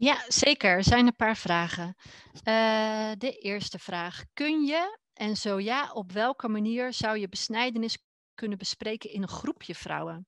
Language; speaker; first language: Dutch; native; Dutch